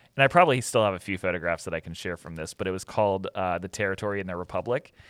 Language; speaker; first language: English; native; English